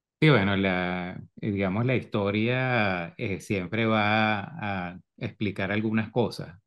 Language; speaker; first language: Spanish; native; Spanish